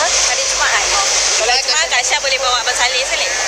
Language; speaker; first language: Indonesian; non-native, local second language; Malay